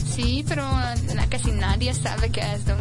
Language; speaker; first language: Spanish; non-native, learner; Hungarian